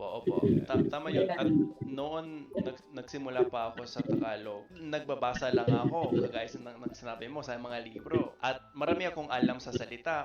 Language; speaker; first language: Filipino; non-native, fluent; English